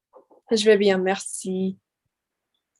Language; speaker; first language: French; non-native, learner; English